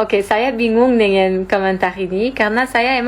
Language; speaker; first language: Indonesian; non-native, fluent; French